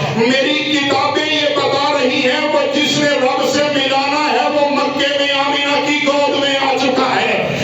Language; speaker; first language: Urdu; non-native, local second language; Punjabi